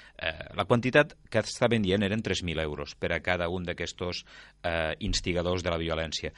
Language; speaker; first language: Catalan; native; Catalan